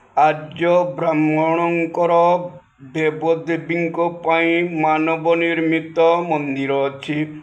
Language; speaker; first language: Odia; non-native, local second language; Santali